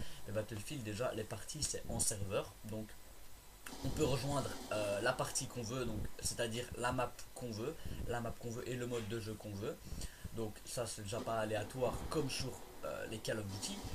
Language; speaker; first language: French; native; French